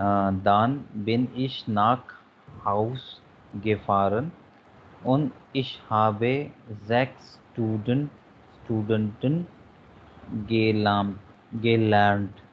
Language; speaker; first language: German; non-native, learner; Hindi